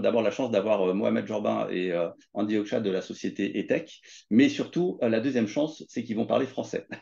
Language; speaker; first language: French; native; French